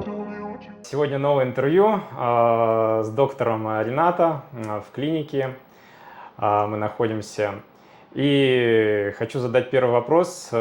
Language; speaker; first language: Russian; native; Russian